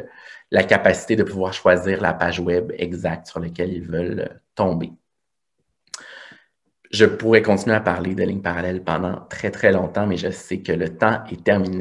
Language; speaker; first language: French; native; French